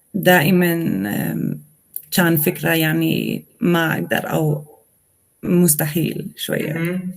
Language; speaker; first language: Arabic; non-native, learner; Swedish